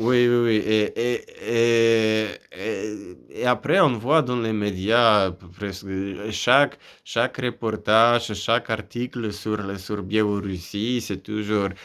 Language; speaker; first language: French; non-native, fluent; Polish